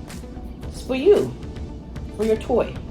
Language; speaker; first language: English; native; English